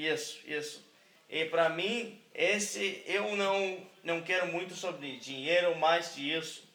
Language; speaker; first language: Portuguese; non-native, learner; English